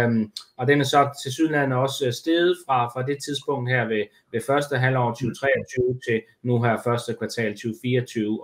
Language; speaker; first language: Danish; native; Danish